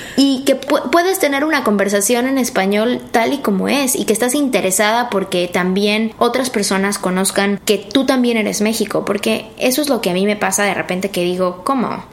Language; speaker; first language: Spanish; native; Spanish